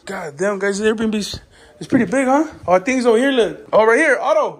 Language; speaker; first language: English; early bilingual, other home language; Spanish